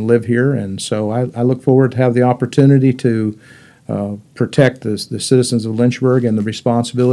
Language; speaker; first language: English; native; English